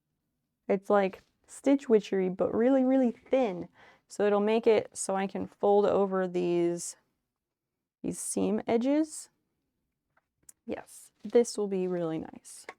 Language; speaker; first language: English; native; English